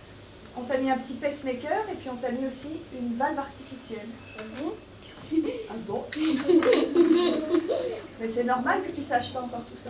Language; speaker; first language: French; native; French